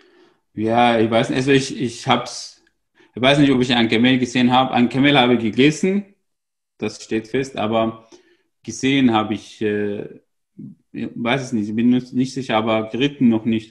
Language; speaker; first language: German; non-native, fluent; Arabic